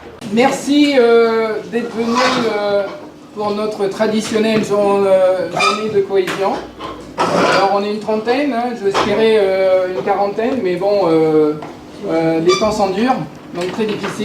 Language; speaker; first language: French; native; French